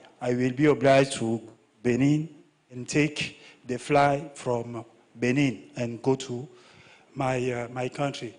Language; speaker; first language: English; non-native, learner; French